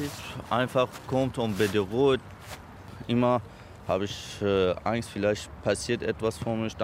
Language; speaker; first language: German; non-native, learner; Azerbaijani